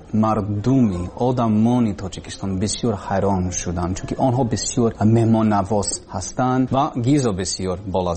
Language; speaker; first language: Persian; non-native, learner; English